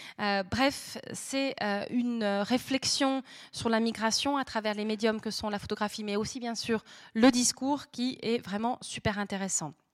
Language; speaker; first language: French; native; French